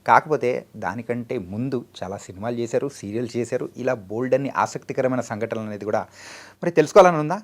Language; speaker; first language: Telugu; native; Telugu